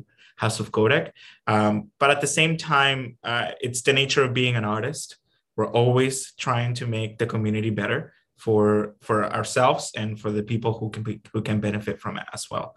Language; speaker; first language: English; non-native, fluent; Spanish